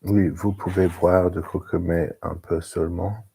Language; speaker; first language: French; non-native, learner; English